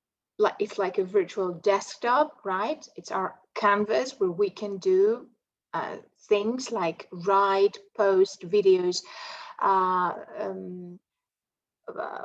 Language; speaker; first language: English; non-native, fluent; Greek